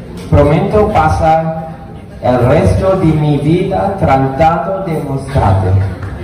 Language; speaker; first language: Spanish; non-native, learner; English